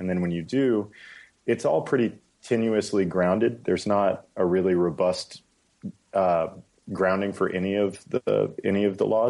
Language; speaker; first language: English; native; English